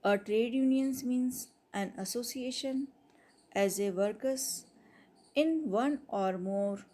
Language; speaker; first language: English; non-native, local second language; Hindi